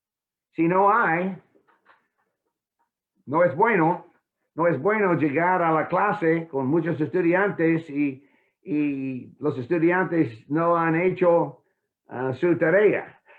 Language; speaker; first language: Spanish; non-native, fluent; English